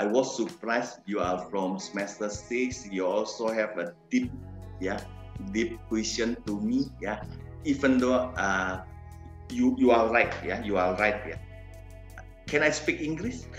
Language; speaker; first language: English; non-native, learner; Indonesian